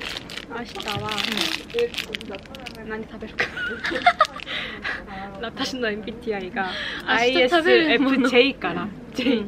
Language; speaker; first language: Japanese; non-native, learner; Korean